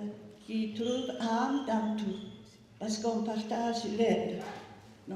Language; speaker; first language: French; non-native, learner; Japanese